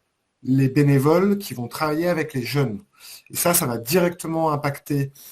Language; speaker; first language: French; native; French